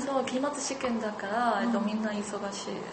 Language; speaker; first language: Japanese; non-native, learner; Chinese